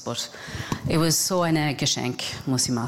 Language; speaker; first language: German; non-native, fluent; English